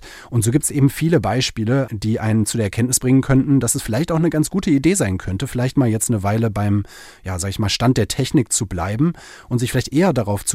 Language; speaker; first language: German; native; German